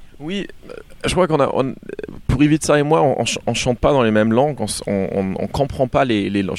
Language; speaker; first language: French; native; French